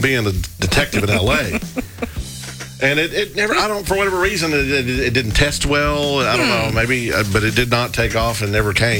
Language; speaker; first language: English; native; English